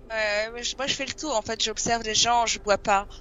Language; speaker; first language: French; native; French